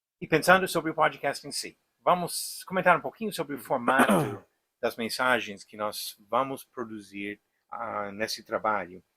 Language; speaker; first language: Portuguese; non-native, fluent; English